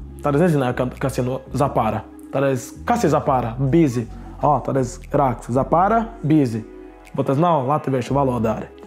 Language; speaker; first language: Latvian; non-native, learner; Portuguese